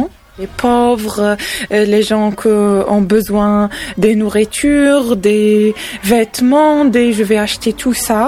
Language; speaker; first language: French; non-native, local second language; Arabic